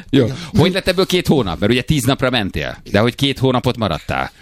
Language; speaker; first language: Hungarian; native; Hungarian